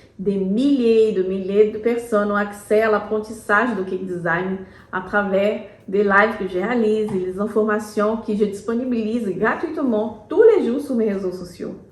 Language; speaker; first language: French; non-native, fluent; Portuguese